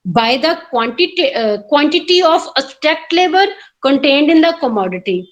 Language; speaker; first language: English; non-native, local second language; Punjabi